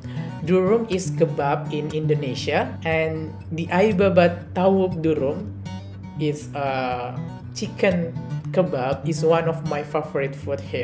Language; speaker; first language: English; non-native, learner; Indonesian